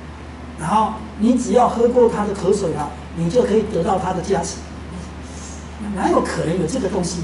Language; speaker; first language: Chinese; native; Chinese